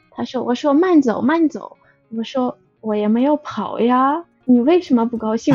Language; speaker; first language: Chinese; non-native, fluent; Russian